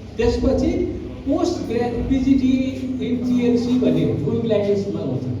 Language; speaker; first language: Nepali; non-native, local second language; Gurung